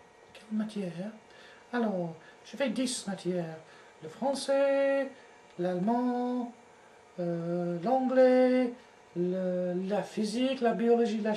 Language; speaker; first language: French; non-native, learner; English